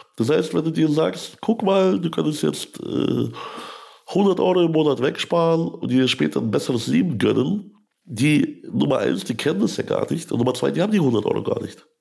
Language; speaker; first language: German; early bilingual, other home language; Russian